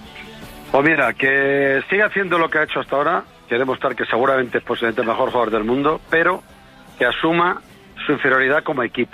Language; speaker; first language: Spanish; native; Spanish